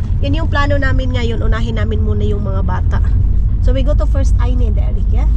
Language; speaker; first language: Filipino; non-native, local second language; Cebuano